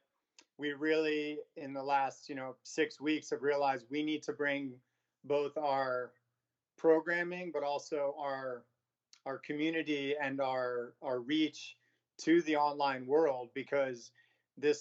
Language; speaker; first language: English; native; English